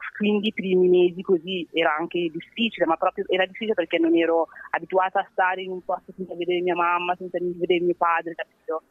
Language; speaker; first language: Italian; early bilingual, other home language; Wolof